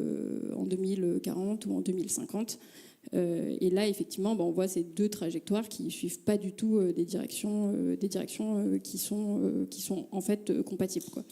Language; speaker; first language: French; native; French